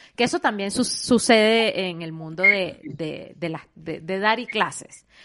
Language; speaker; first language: Spanish; native; Spanish